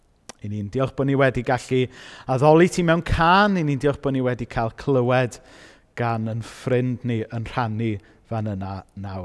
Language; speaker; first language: Welsh; native; Welsh